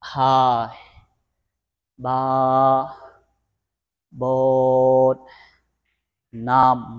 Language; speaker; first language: Vietnamese; non-native, learner; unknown